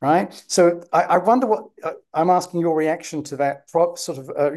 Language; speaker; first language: English; native; English